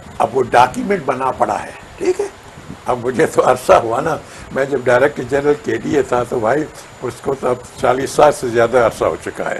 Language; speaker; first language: Urdu; non-native, local second language; Sindhi